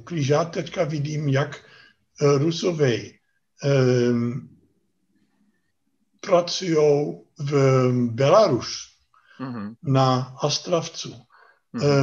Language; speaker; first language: Czech; non-native, fluent; Dutch